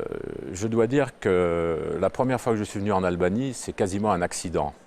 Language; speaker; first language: French; native; French